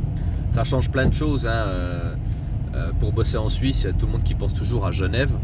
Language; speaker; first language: French; native; French